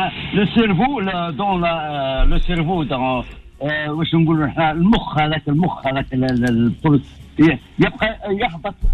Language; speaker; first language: French; non-native, learner; Arabic